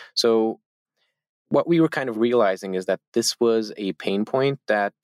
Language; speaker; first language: English; non-native, fluent; Turkish